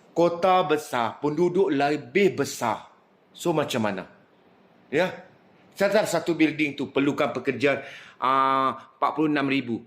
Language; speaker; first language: Malay; native; Malay